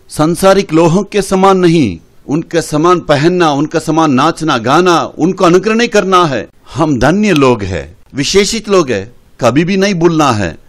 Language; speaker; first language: Hindi; non-native, local second language; Tamil